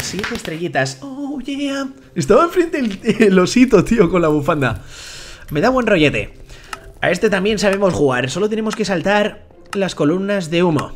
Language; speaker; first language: Spanish; native; Spanish